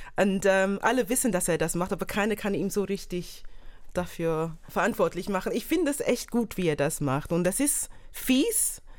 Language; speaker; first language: German; non-native, fluent; English